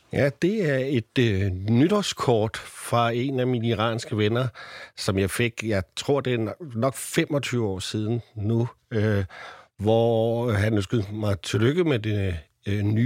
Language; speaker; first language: Danish; native; Danish